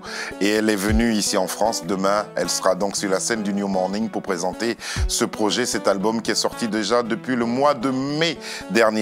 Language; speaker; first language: French; native; French